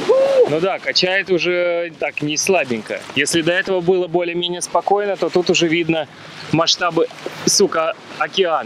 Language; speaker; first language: Russian; native; Russian